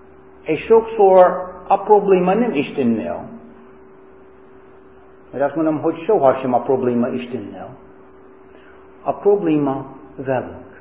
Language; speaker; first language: Hungarian; non-native, fluent; English